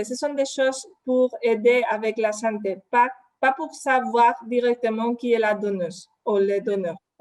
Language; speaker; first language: French; non-native, fluent; Spanish